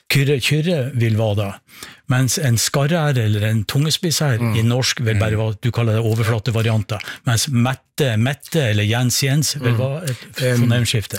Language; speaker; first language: Norwegian; native; Norwegian